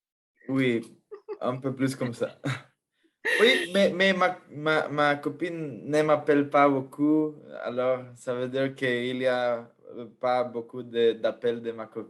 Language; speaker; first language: French; non-native, fluent; Spanish